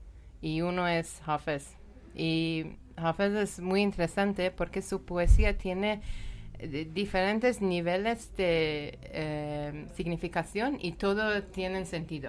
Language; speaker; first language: Spanish; non-native, learner; Persian